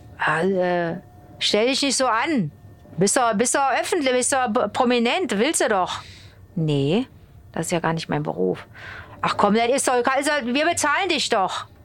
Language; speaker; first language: German; native; German